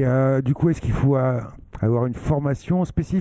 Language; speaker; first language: French; native; French